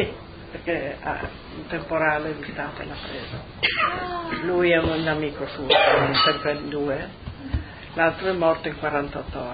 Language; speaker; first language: Italian; native; Italian